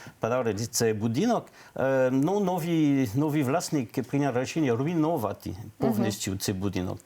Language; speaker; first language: Ukrainian; non-native, learner; French